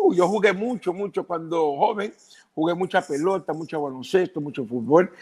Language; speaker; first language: Spanish; early bilingual, heritage; Spanish